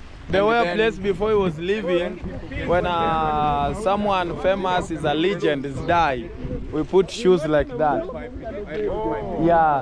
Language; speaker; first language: English; non-native, learner; Swahili